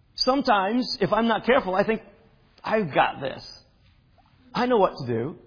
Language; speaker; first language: English; native; English